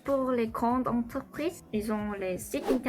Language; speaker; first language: French; non-native, learner; Korean